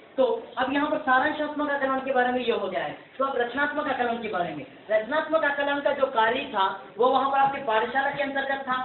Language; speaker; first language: Hindi; non-native, local second language; Urdu